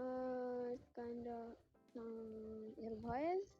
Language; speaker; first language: English; non-native, learner; Bangla